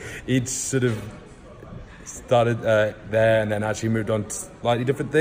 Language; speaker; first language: English; native; English